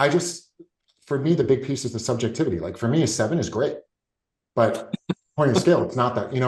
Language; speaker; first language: English; native; English